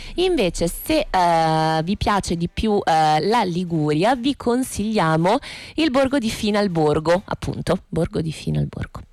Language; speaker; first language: Italian; native; Italian